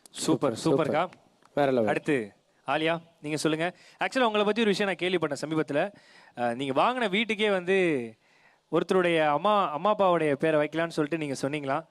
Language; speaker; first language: Tamil; native; Tamil